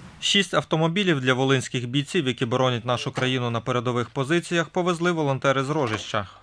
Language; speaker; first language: Ukrainian; native; Ukrainian